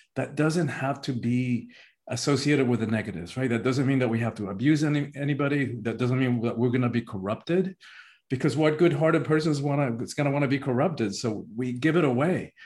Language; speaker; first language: English; early bilingual, other home language; Spanish